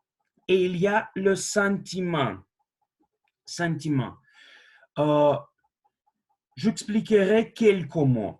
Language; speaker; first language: French; non-native, fluent; Russian